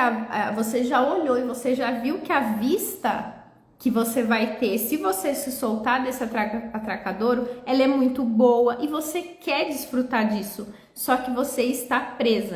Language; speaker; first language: Portuguese; native; Portuguese